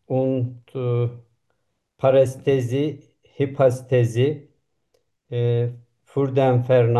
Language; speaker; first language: German; non-native, learner; Turkish